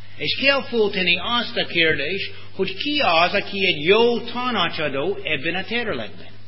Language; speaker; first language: Hungarian; non-native, fluent; English